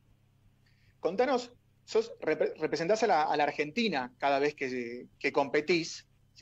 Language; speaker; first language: Spanish; native; Spanish